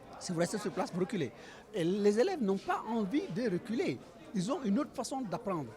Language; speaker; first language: French; non-native, local second language; Wolof